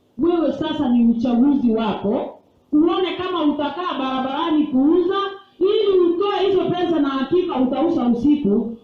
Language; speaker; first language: Swahili; non-native, local second language; Gusii